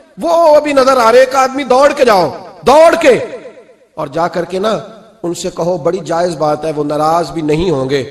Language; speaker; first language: Urdu; non-native, local second language; Punjabi